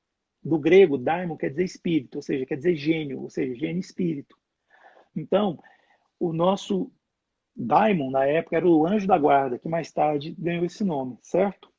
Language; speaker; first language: Portuguese; native; Portuguese